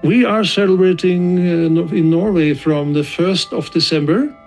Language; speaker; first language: English; non-native, fluent; Norwegian